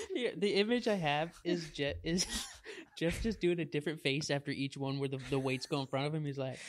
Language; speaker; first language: English; native; English